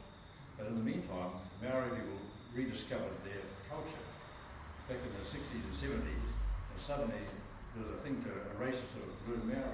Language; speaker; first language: English; native; English